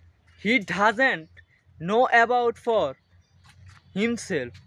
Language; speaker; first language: English; non-native, learner; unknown